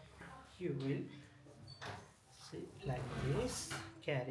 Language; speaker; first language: English; non-native, learner; Nepali